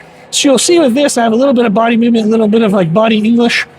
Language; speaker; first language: English; native; English